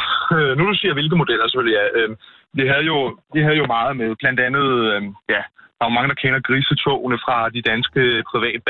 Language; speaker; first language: Danish; native; Danish